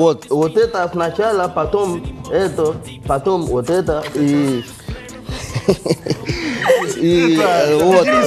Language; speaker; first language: Russian; non-native, learner; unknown